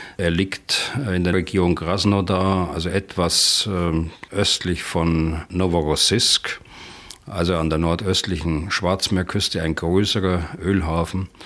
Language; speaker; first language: German; native; German